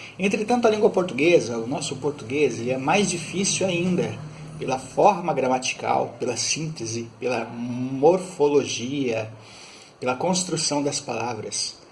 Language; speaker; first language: Portuguese; native; Portuguese